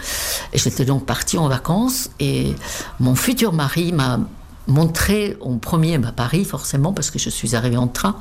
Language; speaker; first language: French; non-native, fluent; Czech